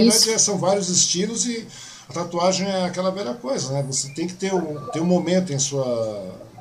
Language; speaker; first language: Portuguese; native; Portuguese